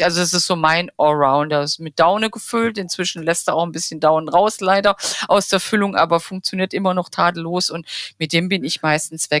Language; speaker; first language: German; native; German